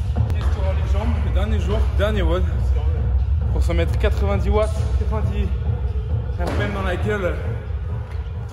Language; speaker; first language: French; native; French